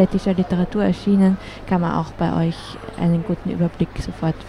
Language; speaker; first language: German; native; German